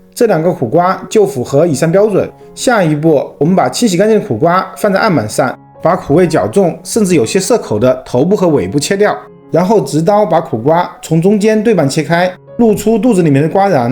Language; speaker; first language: Chinese; native; Chinese